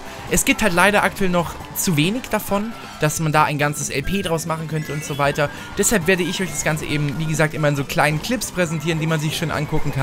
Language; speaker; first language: German; native; German